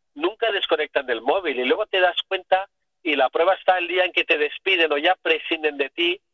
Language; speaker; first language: Spanish; native; Spanish